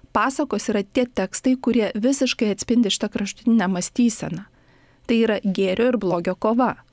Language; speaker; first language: Lithuanian; native; Lithuanian